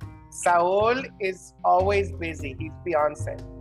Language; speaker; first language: English; non-native, fluent; Spanish